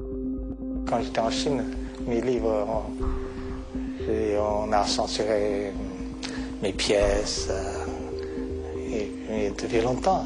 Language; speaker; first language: French; non-native, fluent; Chinese